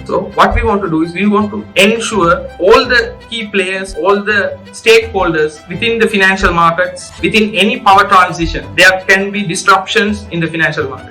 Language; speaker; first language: English; non-native, local second language; Tamil